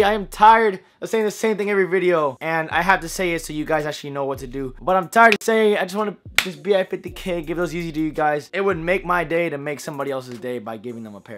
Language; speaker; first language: English; native; English